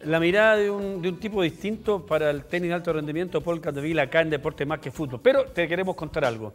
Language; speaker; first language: Spanish; native; Spanish